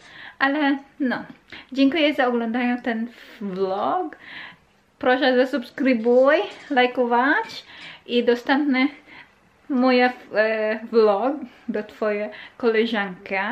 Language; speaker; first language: Polish; non-native, learner; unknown